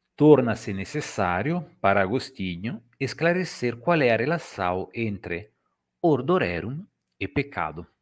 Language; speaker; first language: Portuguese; non-native, fluent; Italian